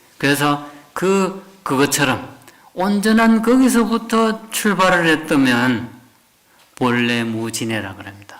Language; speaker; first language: Korean; native; Korean